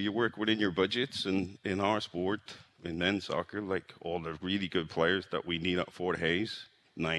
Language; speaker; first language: English; native; English